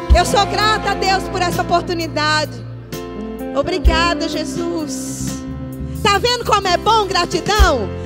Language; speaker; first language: Portuguese; native; Portuguese